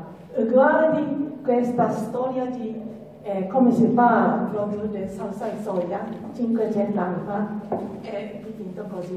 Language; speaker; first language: Italian; non-native, learner; Japanese